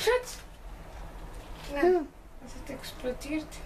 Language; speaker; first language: German; non-native, learner; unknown